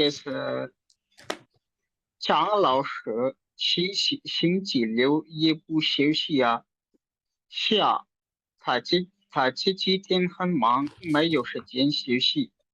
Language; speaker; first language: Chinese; non-native, learner; Urdu